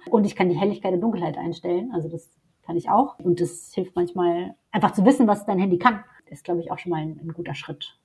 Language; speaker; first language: German; native; German